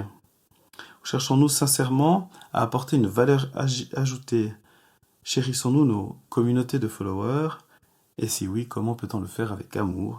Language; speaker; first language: French; native; French